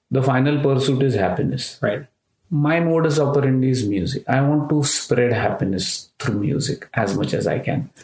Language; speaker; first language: English; non-native, local second language; Marathi